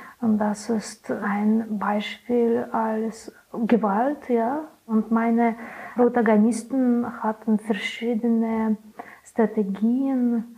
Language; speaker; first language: German; non-native, learner; Belarusian